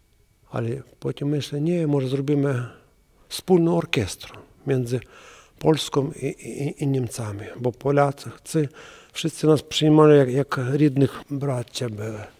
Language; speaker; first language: Polish; non-native, learner; Ukrainian